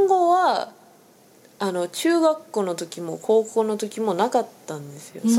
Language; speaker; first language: Japanese; non-native, fluent; English